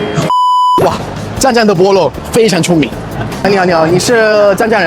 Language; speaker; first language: Chinese; non-native, fluent; Italian